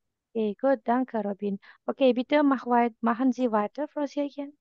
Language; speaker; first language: German; non-native, fluent; Indonesian